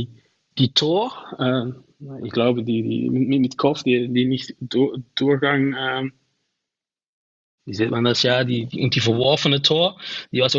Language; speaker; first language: German; non-native, learner; Dutch